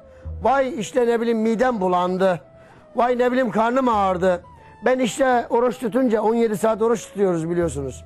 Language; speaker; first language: Turkish; native; Turkish